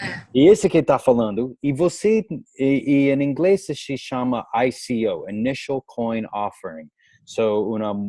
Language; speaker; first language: Portuguese; non-native, learner; English